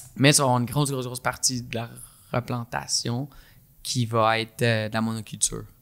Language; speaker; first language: French; native; French